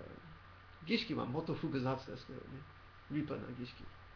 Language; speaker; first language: Japanese; non-native, learner; English